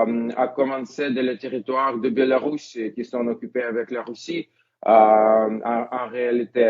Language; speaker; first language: French; non-native, fluent; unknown